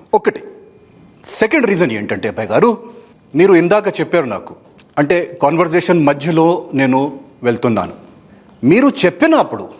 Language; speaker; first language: Telugu; non-native, fluent; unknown